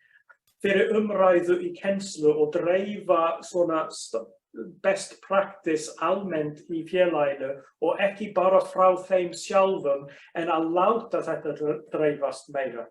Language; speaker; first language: Icelandic; non-native, fluent; English